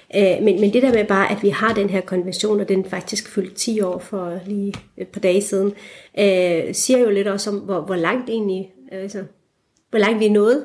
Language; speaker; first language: Danish; early bilingual, other home language; Turkish